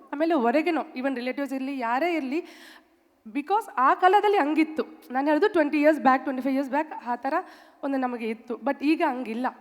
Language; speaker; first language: Kannada; non-native, local second language; Tamil